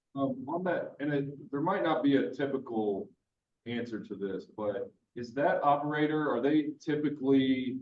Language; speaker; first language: English; native; English